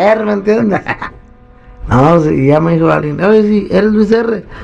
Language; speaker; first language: Spanish; native; Spanish